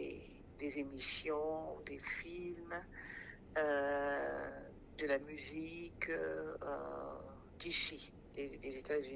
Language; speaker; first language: French; non-native, local second language; Sango